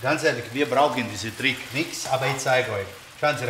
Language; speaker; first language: German; non-native, fluent; Italian